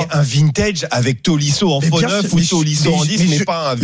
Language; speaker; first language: French; native; French